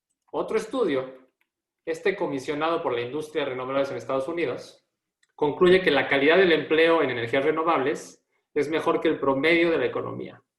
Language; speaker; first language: Spanish; native; Spanish